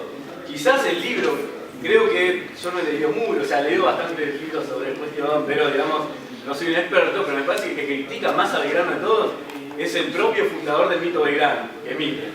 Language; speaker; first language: Spanish; native; Spanish